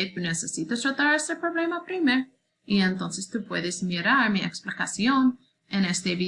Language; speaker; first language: Spanish; non-native, learner; English